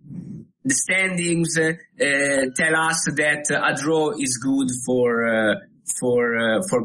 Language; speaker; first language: English; non-native, learner; Italian